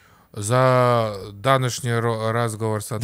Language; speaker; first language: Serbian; non-native, learner; Russian